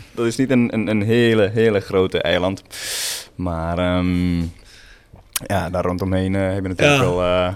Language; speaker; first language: Dutch; non-native, fluent; Swedish